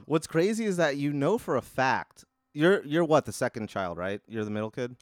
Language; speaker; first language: English; native; English